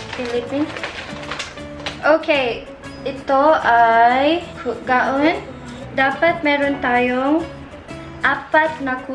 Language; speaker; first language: Filipino; early bilingual, heritage; Filipino